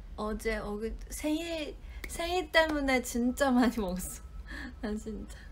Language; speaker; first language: Korean; non-native, fluent; Chinese